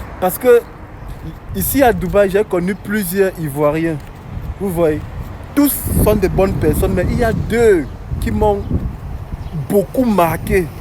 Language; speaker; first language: French; native; French